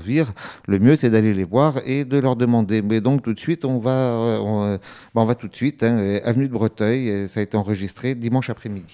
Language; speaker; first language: French; native; French